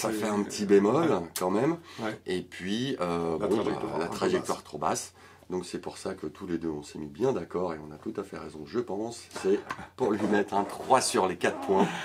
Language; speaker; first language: French; native; French